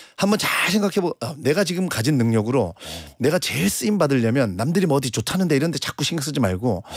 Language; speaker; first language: Korean; native; Korean